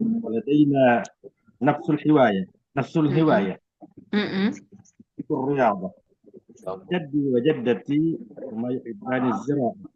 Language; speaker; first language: Arabic; non-native, learner; Indonesian